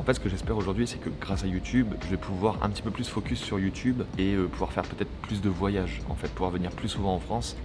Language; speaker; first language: French; native; French